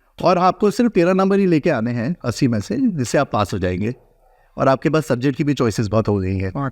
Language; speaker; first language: Hindi; native; Hindi